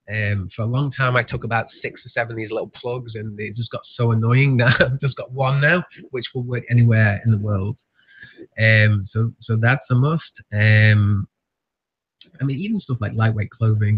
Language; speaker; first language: English; native; English